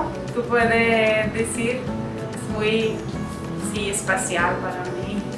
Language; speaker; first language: Spanish; non-native, learner; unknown